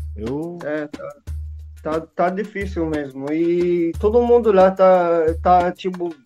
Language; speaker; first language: Portuguese; non-native, learner; Arabic